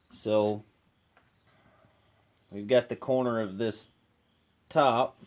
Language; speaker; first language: English; native; English